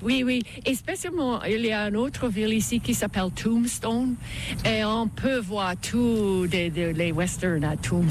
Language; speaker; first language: French; non-native, learner; English